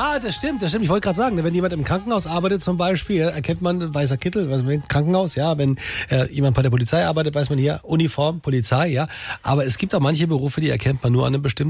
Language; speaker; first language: German; native; German